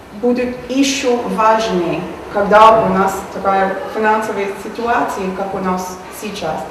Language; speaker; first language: Russian; non-native, learner; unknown